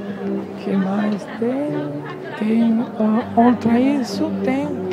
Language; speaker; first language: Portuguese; non-native, learner; Italian